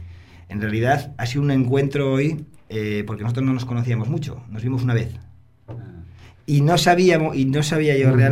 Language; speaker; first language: Spanish; native; Spanish